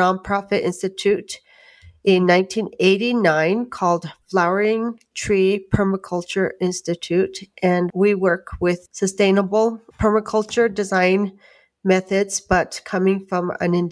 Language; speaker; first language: English; native; English